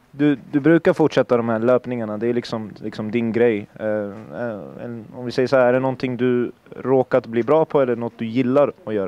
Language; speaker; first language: Swedish; native; Swedish